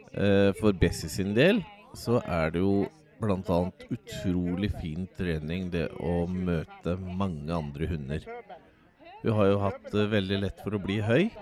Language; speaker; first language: Norwegian; native; Norwegian